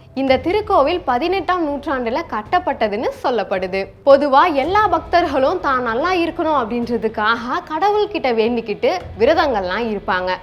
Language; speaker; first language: Tamil; native; Tamil